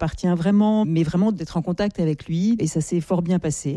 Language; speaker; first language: French; native; French